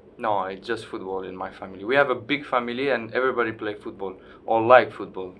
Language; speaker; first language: English; non-native, learner; French